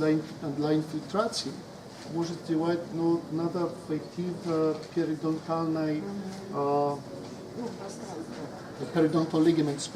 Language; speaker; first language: Russian; non-native, learner; Polish